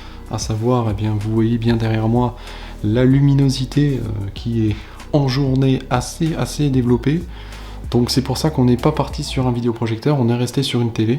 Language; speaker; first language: French; native; French